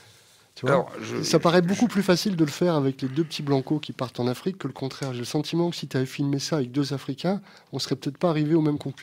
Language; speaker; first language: French; native; French